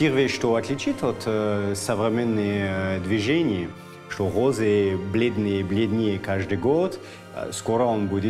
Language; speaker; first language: Russian; non-native, fluent; French